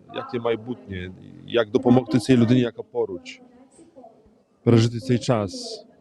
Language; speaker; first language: Ukrainian; non-native, fluent; Polish